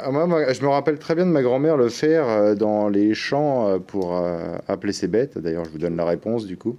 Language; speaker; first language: French; native; French